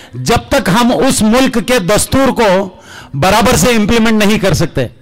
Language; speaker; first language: Hindi; non-native, local second language; Kannada